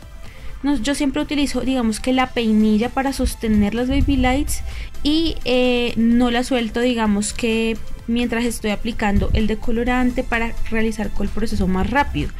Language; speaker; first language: Spanish; native; Spanish